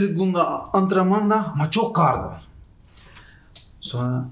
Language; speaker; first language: Turkish; non-native, learner; Portuguese